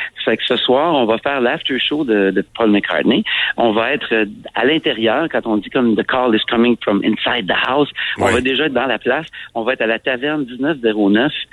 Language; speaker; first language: French; native; French